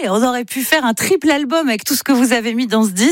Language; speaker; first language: French; native; French